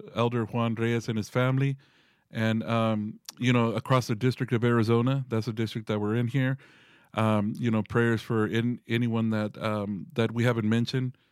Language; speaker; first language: English; early bilingual, other home language; Spanish